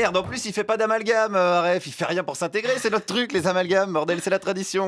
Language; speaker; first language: French; native; French